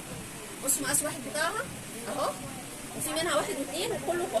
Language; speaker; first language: Arabic; native; Arabic